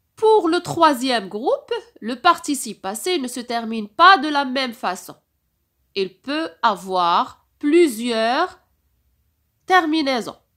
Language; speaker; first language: French; non-native, local second language; Arabic